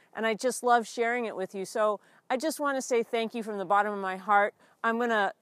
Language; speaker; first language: English; native; English